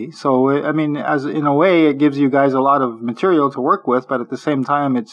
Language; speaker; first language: English; native; English